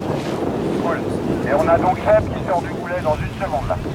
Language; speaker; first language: French; native; French